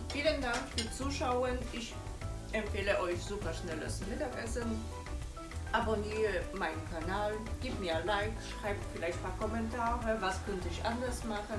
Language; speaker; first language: German; non-native, fluent; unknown